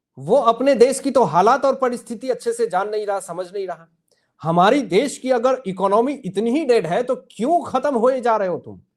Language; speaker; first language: Hindi; native; Hindi